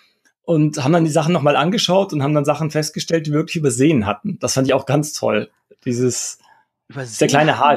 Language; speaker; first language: German; native; German